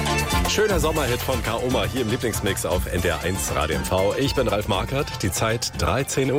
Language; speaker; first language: German; native; German